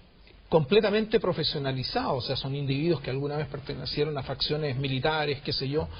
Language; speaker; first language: Spanish; native; Spanish